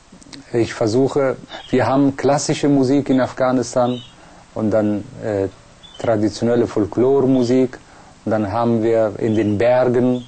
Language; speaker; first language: German; non-native, fluent; Persian